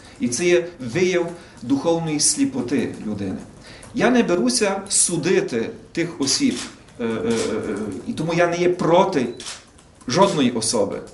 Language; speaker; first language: Ukrainian; native; Ukrainian